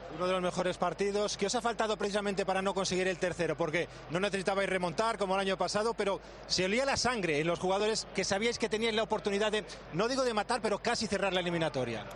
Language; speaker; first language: Spanish; native; Spanish